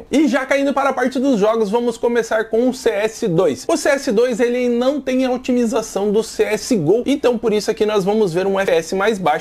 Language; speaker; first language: Portuguese; native; Portuguese